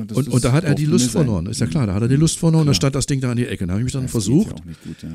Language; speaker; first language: German; non-native, local second language; English